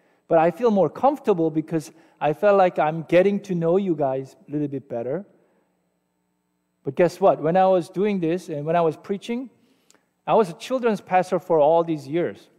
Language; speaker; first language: English; non-native, fluent; Korean